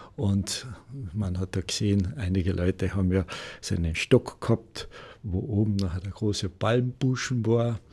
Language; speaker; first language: German; native; German